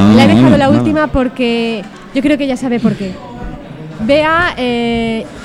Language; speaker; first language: Spanish; native; Spanish